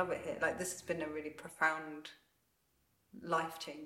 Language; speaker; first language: English; native; English